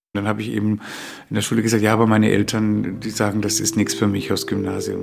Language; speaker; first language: German; early bilingual, other home language; Spanish